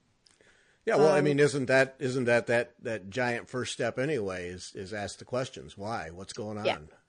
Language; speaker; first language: English; native; English